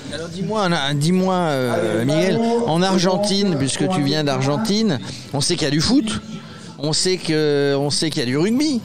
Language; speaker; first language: French; native; French